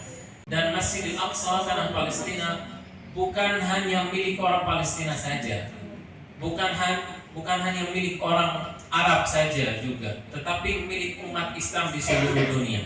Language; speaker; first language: Indonesian; non-native, fluent; Arabic